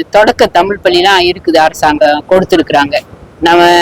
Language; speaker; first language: Tamil; early bilingual, heritage; Tamil